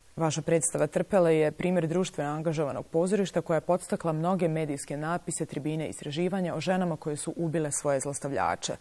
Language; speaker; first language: Serbian; native; Serbian